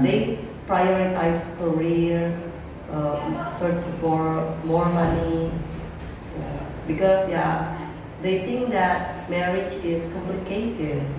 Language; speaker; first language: English; non-native, learner; Indonesian